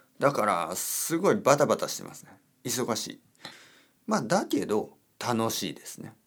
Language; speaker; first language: Japanese; native; Japanese